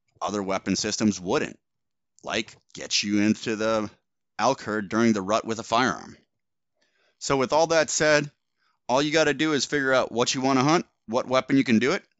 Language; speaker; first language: English; native; English